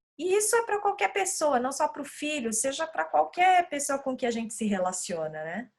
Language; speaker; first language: Portuguese; native; Portuguese